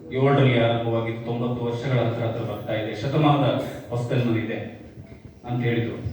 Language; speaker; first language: Kannada; non-native, local second language; Marathi